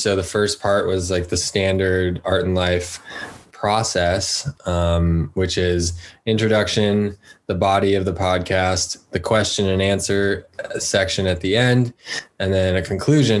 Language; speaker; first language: English; native; English